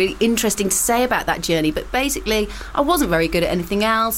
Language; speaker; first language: English; native; English